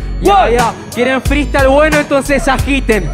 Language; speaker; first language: Spanish; native; Spanish